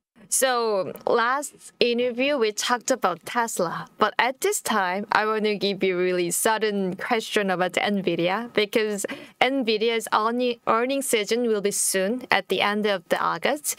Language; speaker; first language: English; non-native, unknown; Korean